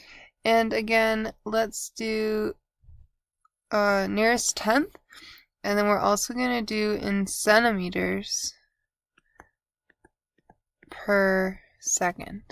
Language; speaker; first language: English; native; English